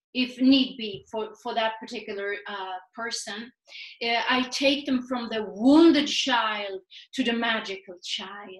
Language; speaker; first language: English; non-native, fluent; Swedish